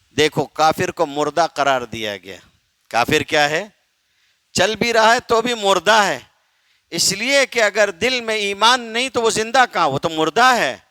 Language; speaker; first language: Urdu; native; Urdu